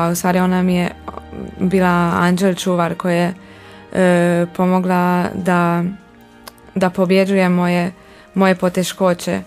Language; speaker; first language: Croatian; non-native, local second language; Hungarian